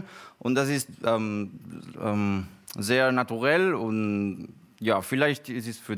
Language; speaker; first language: German; non-native, learner; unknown